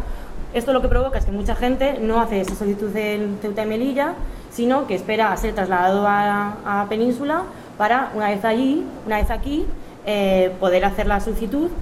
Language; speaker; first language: Spanish; native; Spanish